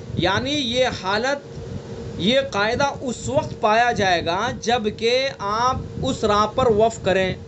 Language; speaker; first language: Urdu; native; Urdu